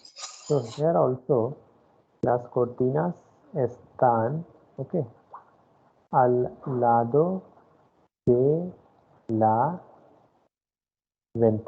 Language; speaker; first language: Spanish; non-native, fluent; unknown